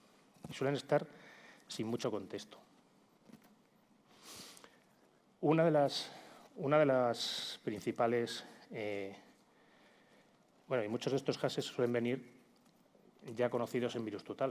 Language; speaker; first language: Spanish; native; Spanish